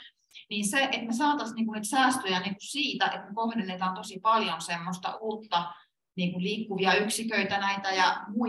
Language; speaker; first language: Finnish; native; Finnish